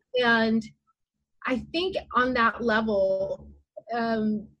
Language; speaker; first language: English; native; English